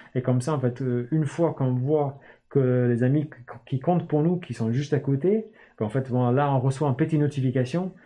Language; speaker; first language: French; non-native, fluent; English